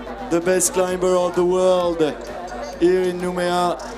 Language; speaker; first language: English; non-native, learner; French